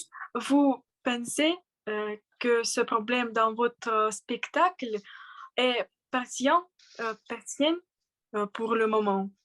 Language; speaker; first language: French; non-native, learner; Russian